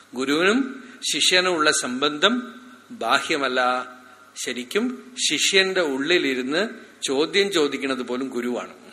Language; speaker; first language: Malayalam; native; Malayalam